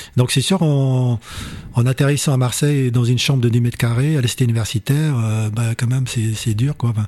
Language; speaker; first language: French; non-native, local second language; Arabic